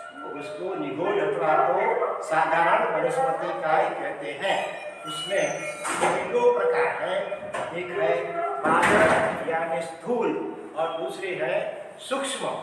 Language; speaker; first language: Hindi; non-native, local second language; Gujarati